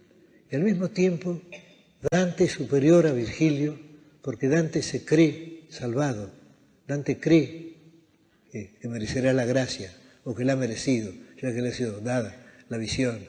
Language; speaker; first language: Spanish; native; Spanish